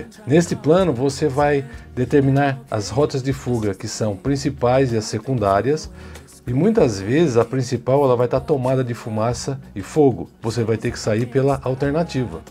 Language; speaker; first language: Portuguese; native; Portuguese